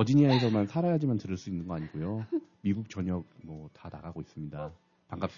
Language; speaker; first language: Korean; native; Korean